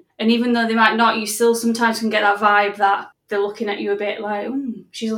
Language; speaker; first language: English; native; English